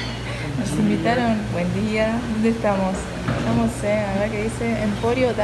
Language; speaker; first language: Spanish; native; Spanish